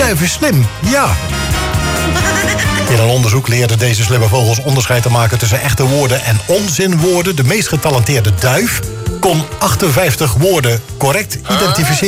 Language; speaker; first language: Dutch; native; Dutch